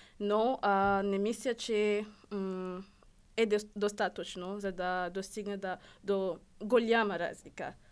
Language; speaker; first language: Bulgarian; non-native, learner; Rundi